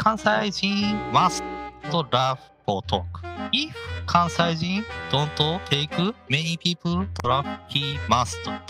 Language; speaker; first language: English; non-native, learner; Japanese